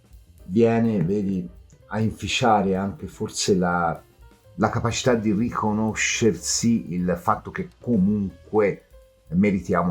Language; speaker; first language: Italian; native; Italian